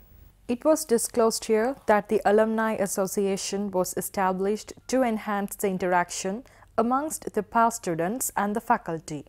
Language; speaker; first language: English; non-native, local second language; Sinhala